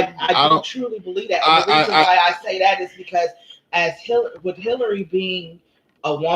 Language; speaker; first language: English; native; English